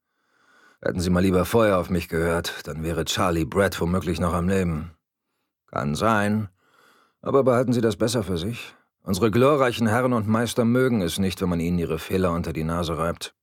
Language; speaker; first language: German; native; German